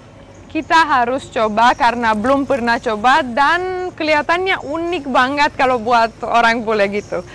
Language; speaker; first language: Indonesian; non-native, learner; Romanian